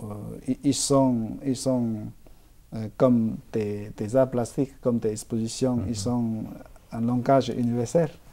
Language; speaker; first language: French; non-native, fluent; Chinese